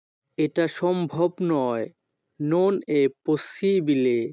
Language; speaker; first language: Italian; non-native, fluent; Bangla